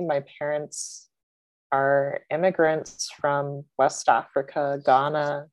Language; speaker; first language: English; native; English